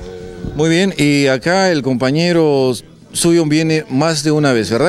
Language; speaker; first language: Spanish; native; Spanish